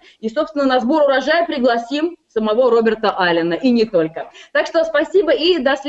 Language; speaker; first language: Russian; native; Russian